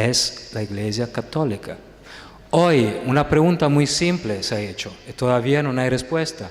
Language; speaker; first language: Spanish; non-native, fluent; Italian